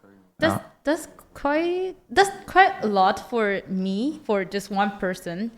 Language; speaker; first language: English; non-native, learner; Chinese